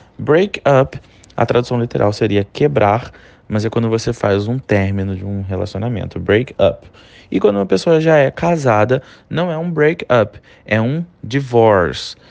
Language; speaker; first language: Portuguese; native; Portuguese